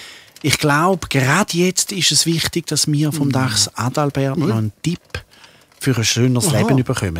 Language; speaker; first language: German; native; German